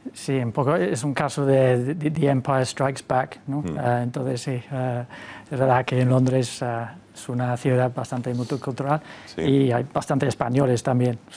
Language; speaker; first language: Spanish; non-native, fluent; English